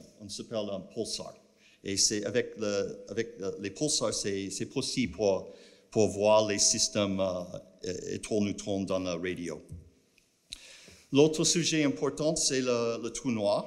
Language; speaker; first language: French; non-native, fluent; English